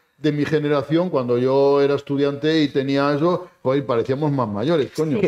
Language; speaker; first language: Spanish; native; Spanish